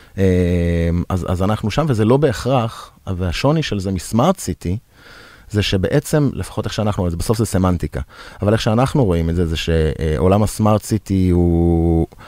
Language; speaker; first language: Hebrew; native; Hebrew